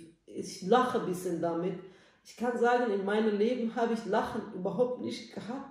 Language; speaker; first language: German; non-native, learner; Turkish